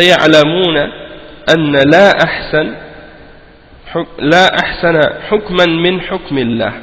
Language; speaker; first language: Arabic; non-native, fluent; French